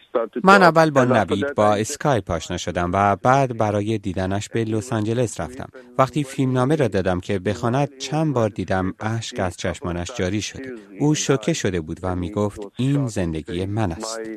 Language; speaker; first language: Persian; early bilingual, heritage; Persian